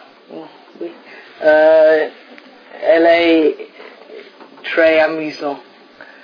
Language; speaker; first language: French; non-native, learner; English